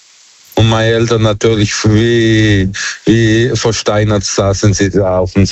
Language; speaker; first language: German; early bilingual, other home language; Turkish